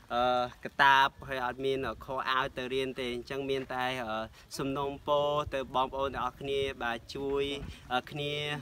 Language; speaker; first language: Khmer; non-native, local second language; Jarai